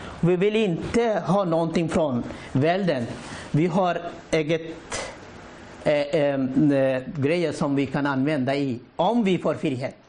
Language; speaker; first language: Swedish; non-native, learner; Rohingya